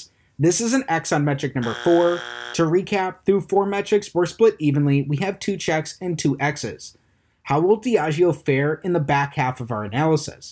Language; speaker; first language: English; native; English